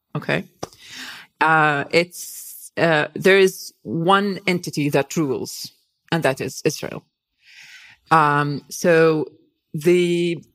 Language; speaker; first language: English; non-native, fluent; Hebrew